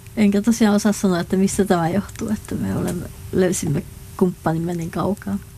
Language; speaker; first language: Finnish; non-native, local second language; Northern Sami